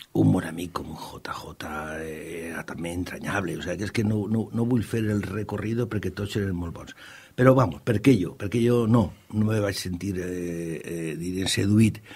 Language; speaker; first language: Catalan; native; Catalan